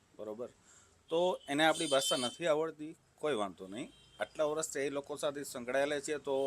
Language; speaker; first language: Gujarati; native; Gujarati